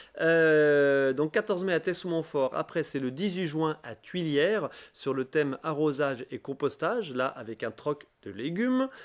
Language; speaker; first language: French; native; French